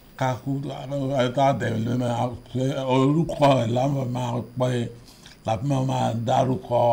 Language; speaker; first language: Yoruba; native; Yoruba